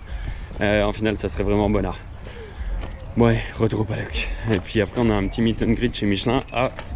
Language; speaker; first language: French; native; French